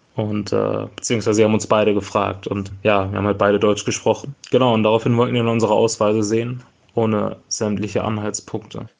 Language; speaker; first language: German; native; German